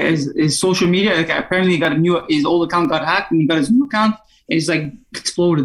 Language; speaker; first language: English; non-native, fluent; Italian